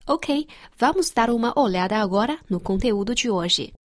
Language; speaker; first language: Portuguese; non-native, fluent; Chinese